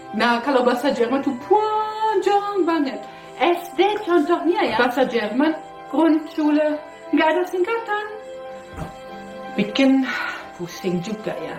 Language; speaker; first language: Indonesian; non-native, fluent; German